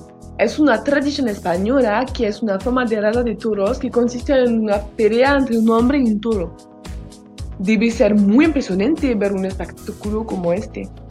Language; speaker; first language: Spanish; non-native, learner; French